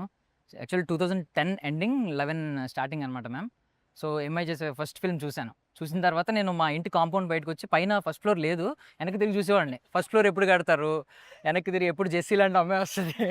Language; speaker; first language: Telugu; native; Telugu